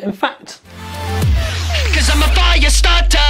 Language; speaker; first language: English; native; English